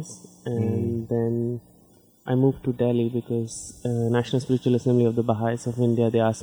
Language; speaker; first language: English; non-native, local second language; Hindi